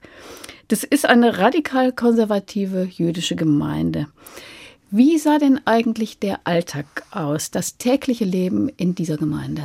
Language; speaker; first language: German; native; German